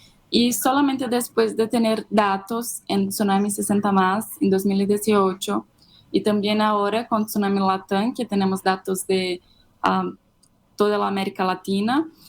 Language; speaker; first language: Spanish; non-native, fluent; Portuguese